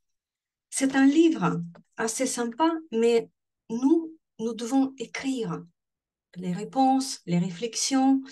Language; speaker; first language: French; non-native, fluent; Russian